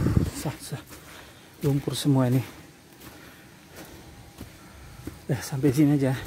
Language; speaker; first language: Indonesian; native; Indonesian